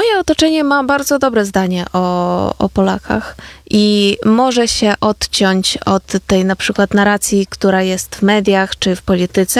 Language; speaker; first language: Polish; non-native, fluent; Ukrainian